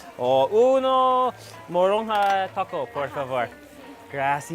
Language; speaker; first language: Spanish; non-native, learner; English